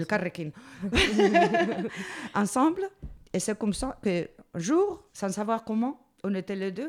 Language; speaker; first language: French; non-native, learner; Spanish